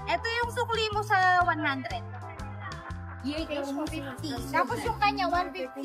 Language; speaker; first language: Filipino; native; Filipino